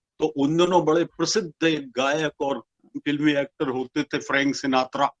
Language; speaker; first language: Hindi; non-native, local second language; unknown